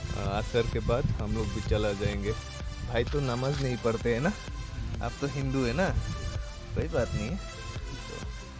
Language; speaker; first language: Hindi; non-native, local second language; Assamese